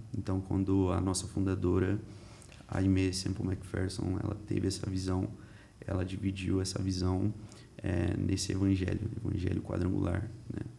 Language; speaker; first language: Portuguese; early bilingual, heritage; Portuguese